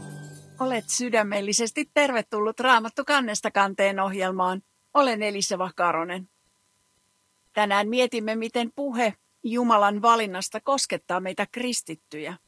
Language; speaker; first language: Finnish; native; Finnish